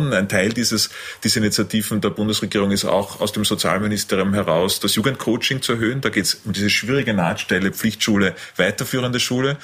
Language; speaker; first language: German; native; German